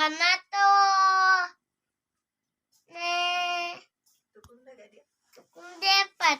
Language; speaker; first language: Hindi; non-native, local second language; Assamese